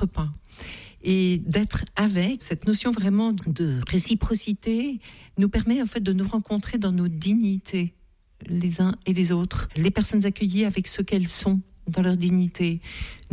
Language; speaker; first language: French; native; French